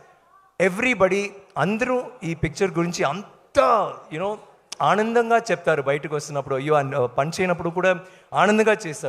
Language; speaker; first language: Telugu; non-native, learner; Tamil